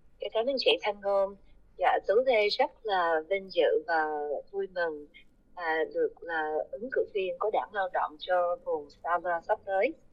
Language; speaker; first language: Vietnamese; early bilingual, heritage; Vietnamese